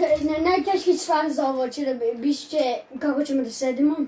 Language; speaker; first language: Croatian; early bilingual, heritage; Croatian